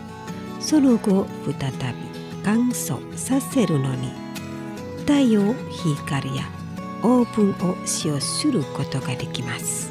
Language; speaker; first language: Japanese; non-native, fluent; Indonesian